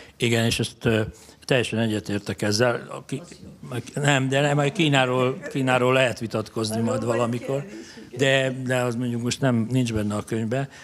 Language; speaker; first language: Hungarian; native; Hungarian